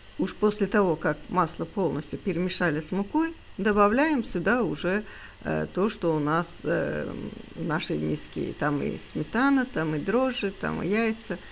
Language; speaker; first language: Russian; non-native, local second language; Azerbaijani